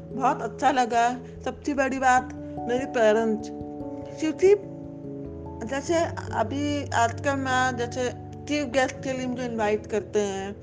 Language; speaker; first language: Hindi; native; Hindi